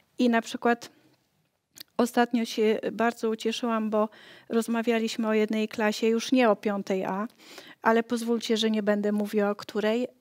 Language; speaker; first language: Polish; native; Polish